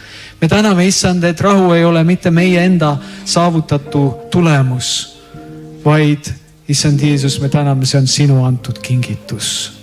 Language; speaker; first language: Estonian; native; Estonian